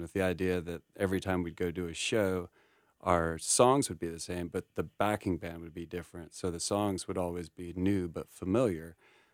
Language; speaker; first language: English; native; English